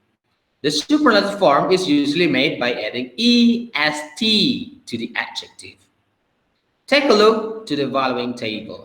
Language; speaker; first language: English; non-native, fluent; Indonesian